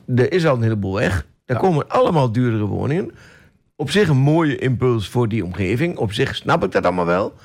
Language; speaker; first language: Dutch; native; Dutch